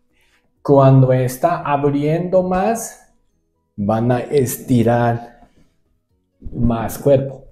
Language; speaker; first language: Spanish; non-native, learner; Japanese